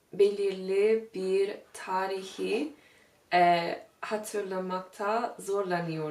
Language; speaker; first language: Turkish; non-native, learner; English